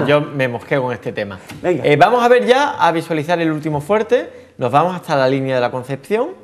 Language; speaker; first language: Spanish; native; Spanish